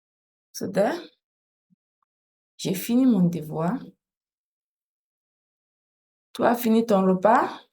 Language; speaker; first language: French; non-native, fluent; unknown